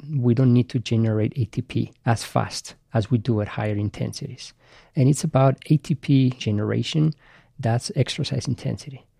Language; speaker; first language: English; non-native, fluent; Spanish